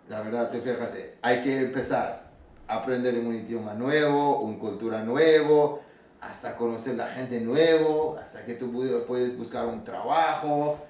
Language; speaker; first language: Spanish; non-native, learner; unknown